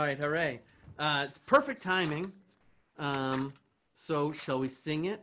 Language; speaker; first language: English; native; English